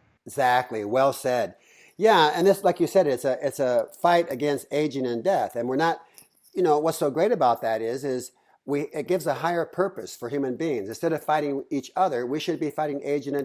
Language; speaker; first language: English; native; English